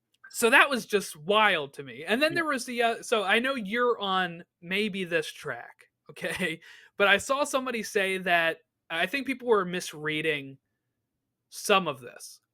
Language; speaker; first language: English; native; English